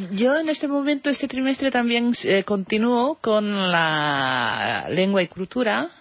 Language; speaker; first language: Spanish; non-native, fluent; Japanese